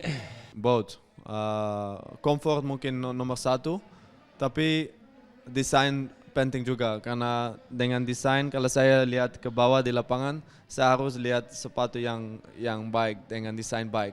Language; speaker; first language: Indonesian; non-native, fluent; Dutch